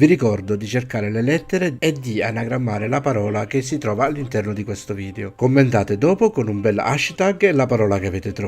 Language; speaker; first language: Italian; native; Italian